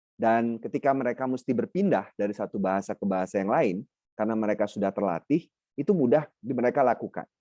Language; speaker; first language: Indonesian; non-native, local second language; Minangkabau